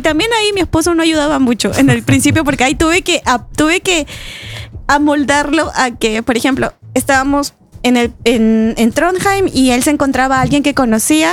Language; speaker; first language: Spanish; native; Spanish